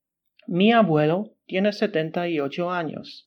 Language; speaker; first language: Spanish; non-native, fluent; Polish